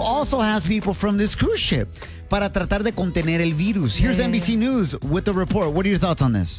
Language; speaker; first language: English; early bilingual, other home language; Spanish